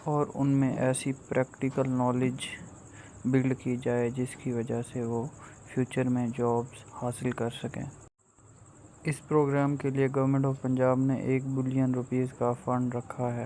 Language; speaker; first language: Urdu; non-native, local second language; Punjabi